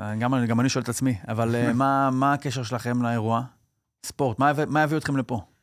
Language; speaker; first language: Hebrew; native; Hebrew